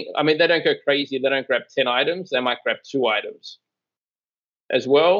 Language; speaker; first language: English; native; English